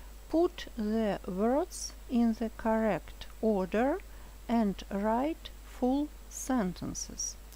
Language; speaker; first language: English; non-native, fluent; Russian